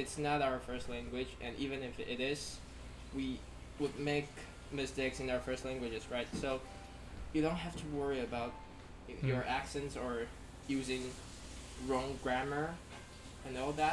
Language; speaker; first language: English; non-native, fluent; Chinese